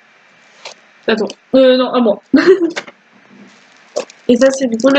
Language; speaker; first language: French; native; French